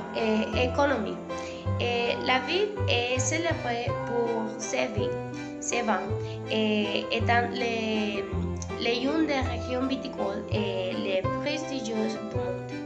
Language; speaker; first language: French; non-native, learner; Spanish